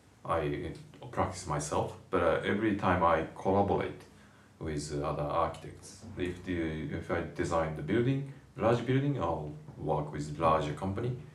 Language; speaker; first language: English; non-native, fluent; Japanese